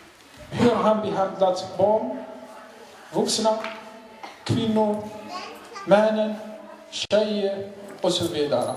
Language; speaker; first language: Swedish; non-native, learner; Arabic